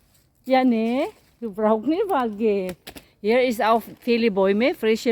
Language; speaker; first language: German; non-native, learner; Filipino